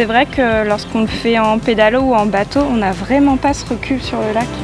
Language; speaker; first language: French; native; French